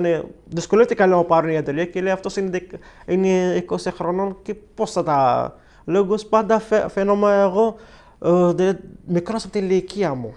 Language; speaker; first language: Greek; non-native, fluent; Arabic